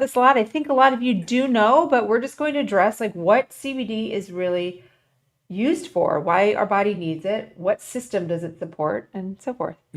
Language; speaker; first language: English; native; English